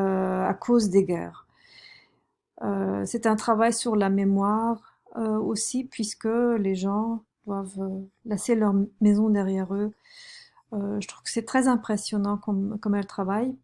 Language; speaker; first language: French; non-native, fluent; German